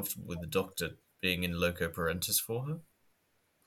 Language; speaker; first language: English; native; English